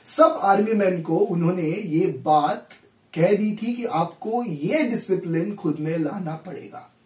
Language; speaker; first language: Hindi; non-native, local second language; Marathi